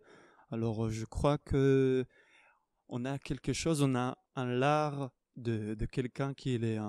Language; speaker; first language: French; non-native, fluent; Hebrew